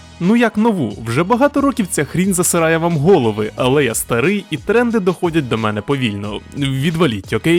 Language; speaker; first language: Ukrainian; native; Ukrainian